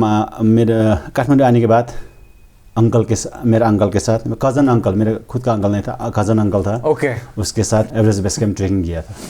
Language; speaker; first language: Hindi; non-native, fluent; Sherpa